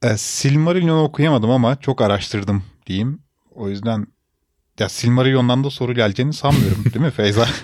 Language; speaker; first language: Turkish; native; Turkish